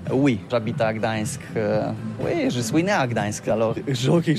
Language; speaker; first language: French; non-native, learner; Polish